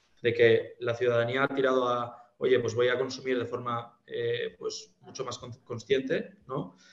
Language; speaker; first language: Spanish; native; Spanish